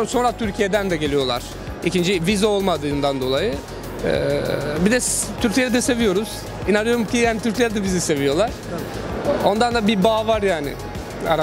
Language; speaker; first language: Turkish; non-native, fluent; Albanian